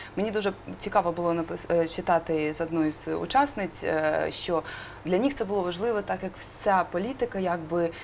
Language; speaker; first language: Ukrainian; native; Ukrainian